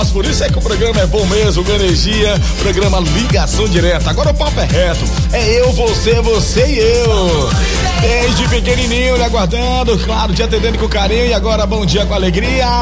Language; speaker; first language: Portuguese; native; Portuguese